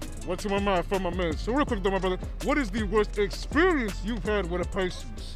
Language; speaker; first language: English; early bilingual, other home language; Spanish